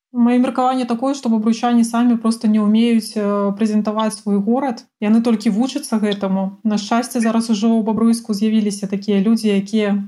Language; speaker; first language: Belarusian; non-native, local second language; Russian